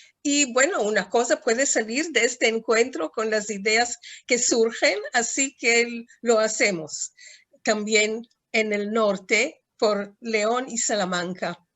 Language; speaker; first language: Spanish; non-native, fluent; Hebrew